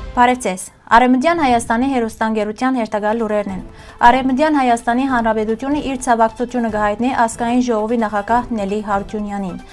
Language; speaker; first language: Armenian; early bilingual, heritage; Armenian